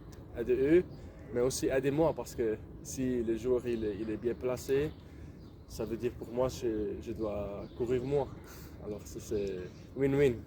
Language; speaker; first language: French; non-native, local second language; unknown